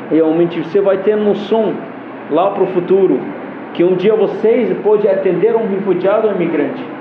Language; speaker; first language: Portuguese; non-native, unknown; Arabic